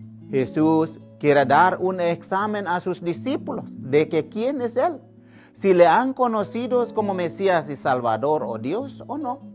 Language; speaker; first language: Spanish; non-native, fluent; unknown